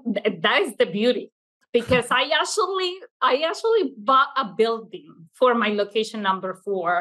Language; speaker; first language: English; non-native, fluent; Italian